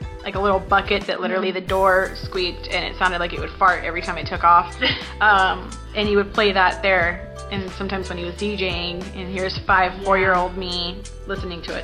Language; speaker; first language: English; early bilingual, other home language; Spanish